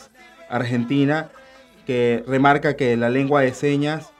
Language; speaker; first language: Spanish; native; Spanish